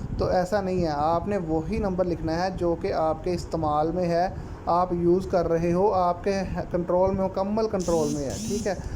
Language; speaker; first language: Urdu; non-native, local second language; Punjabi